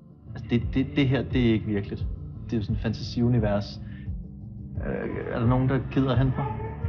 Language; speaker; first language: Danish; native; Danish